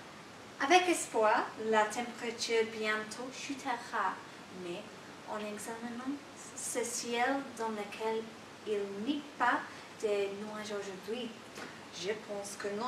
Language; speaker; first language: French; non-native, learner; English